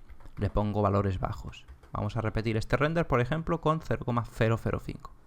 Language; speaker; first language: Spanish; native; Spanish